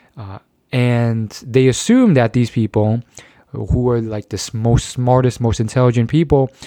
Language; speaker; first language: English; native; English